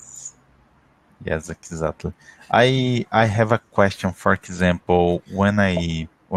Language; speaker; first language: English; non-native, learner; Portuguese